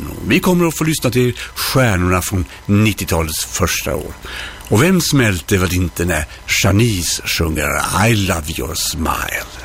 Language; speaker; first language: Swedish; native; Swedish